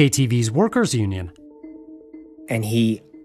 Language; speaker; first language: English; native; English